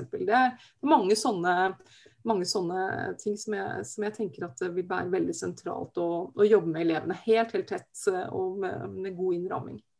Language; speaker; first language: Norwegian; native; Norwegian